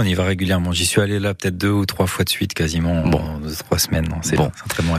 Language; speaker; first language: French; native; French